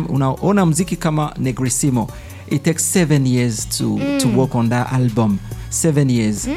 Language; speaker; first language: English; non-native, fluent; Swahili